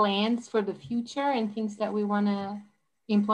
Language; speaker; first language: English; non-native, fluent; Portuguese